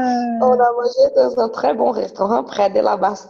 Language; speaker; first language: French; non-native, learner; Portuguese